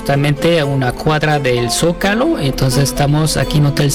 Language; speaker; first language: Spanish; non-native, fluent; French